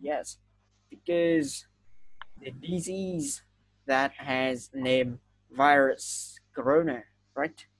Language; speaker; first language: English; non-native, fluent; Vietnamese